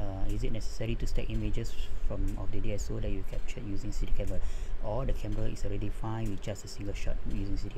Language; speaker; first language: English; non-native, local second language; Malay